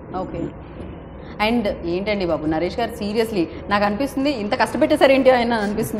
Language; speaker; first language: Telugu; native; Telugu